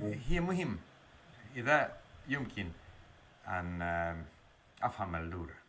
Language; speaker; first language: Arabic; non-native, learner; English